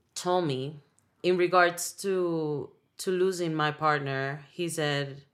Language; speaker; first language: English; non-native, fluent; Spanish